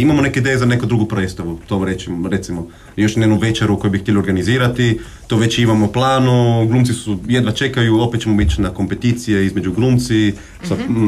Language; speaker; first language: Croatian; non-native, fluent; Italian